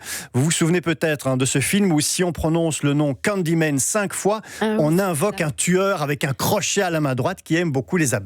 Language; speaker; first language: French; native; French